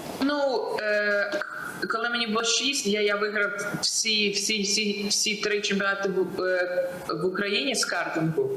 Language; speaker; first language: Ukrainian; non-native, local second language; Russian